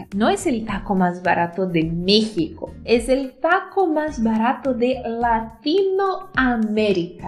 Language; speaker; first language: Spanish; non-native, fluent; Portuguese